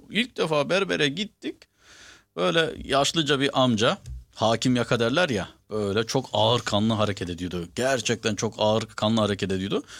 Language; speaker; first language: Turkish; early bilingual, heritage; Turkish